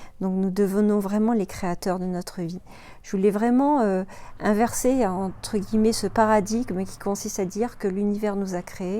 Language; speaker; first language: French; native; French